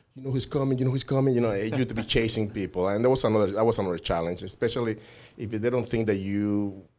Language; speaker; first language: English; non-native, fluent; Spanish